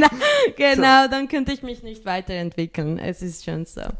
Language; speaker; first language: German; early bilingual, other home language; Spanish